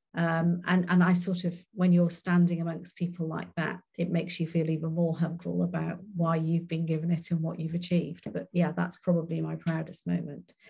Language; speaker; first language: English; native; English